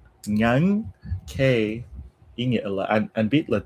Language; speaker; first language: Vietnamese; non-native, learner; English